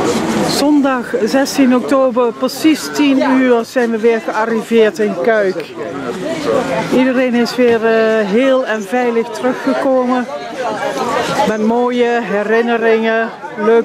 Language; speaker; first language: Dutch; native; Dutch